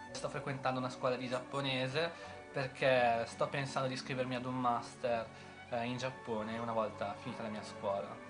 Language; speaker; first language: Italian; native; Italian